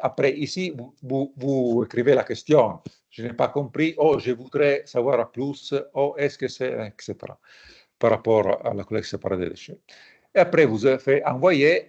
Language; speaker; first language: French; non-native, fluent; Italian